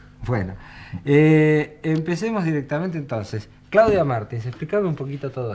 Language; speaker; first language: Spanish; native; Spanish